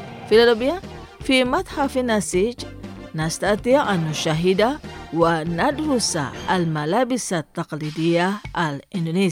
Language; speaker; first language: Arabic; non-native, fluent; Indonesian